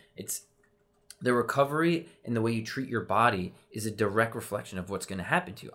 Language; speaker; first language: English; native; English